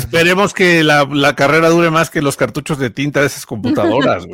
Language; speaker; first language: Spanish; native; Spanish